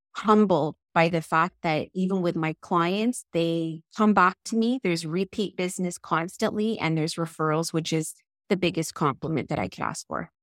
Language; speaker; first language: English; native; English